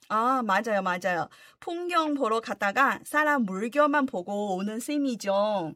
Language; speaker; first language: Korean; non-native, fluent; Chinese